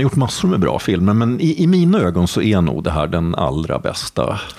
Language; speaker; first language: Swedish; native; Swedish